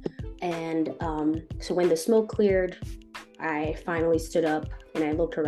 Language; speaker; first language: English; non-native, fluent; Haitian Creole